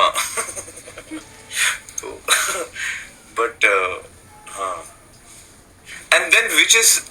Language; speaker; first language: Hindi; native; Hindi